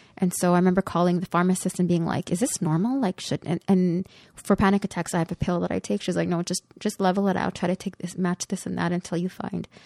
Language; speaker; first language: English; early bilingual, other home language; Spanish